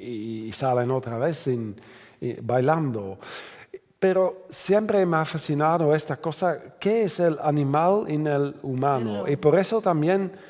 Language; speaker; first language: Spanish; non-native, fluent; Dutch